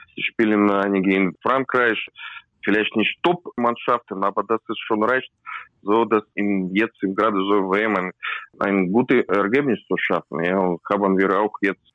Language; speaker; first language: German; non-native, learner; Russian